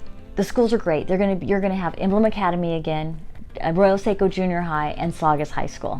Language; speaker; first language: English; native; English